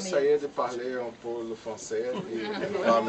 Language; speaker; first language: French; non-native, learner; Portuguese